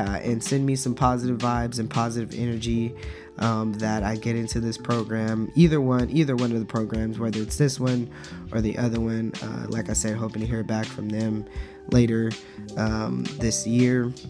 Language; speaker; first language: English; native; English